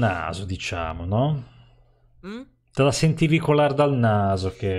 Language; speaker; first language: Italian; native; Italian